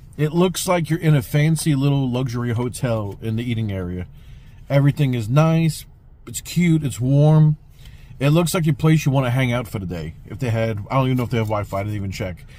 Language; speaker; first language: English; native; English